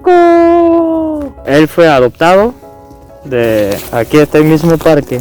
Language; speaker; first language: Spanish; non-native, fluent; Korean